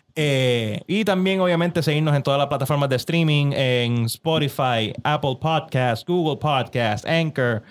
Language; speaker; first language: Spanish; native; Spanish